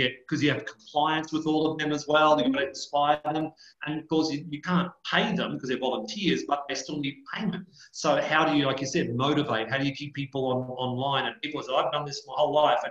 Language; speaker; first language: English; native; English